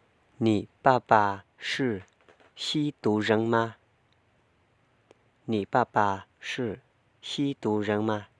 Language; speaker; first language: Chinese; non-native, learner; Hmong